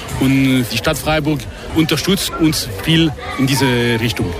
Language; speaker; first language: German; non-native, local second language; French